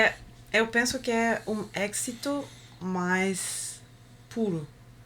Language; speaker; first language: Portuguese; non-native, learner; Spanish